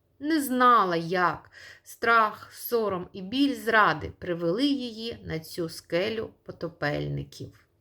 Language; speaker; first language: Ukrainian; non-native, local second language; Russian